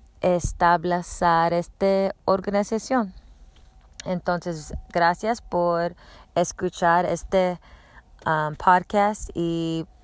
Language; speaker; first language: Spanish; non-native, learner; English